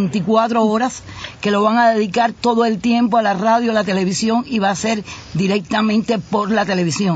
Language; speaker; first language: Spanish; native; Spanish